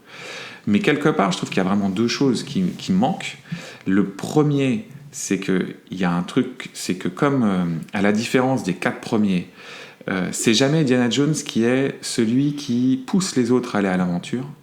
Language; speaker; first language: French; native; French